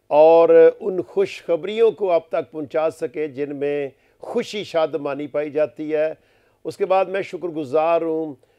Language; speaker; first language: Urdu; non-native, local second language; Punjabi